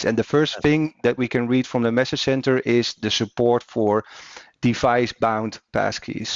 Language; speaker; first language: English; non-native, fluent; Dutch